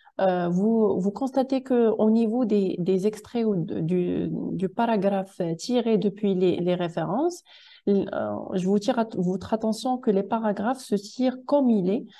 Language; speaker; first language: French; non-native, local second language; Arabic